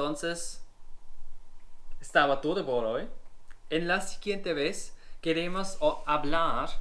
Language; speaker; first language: Spanish; non-native, learner; German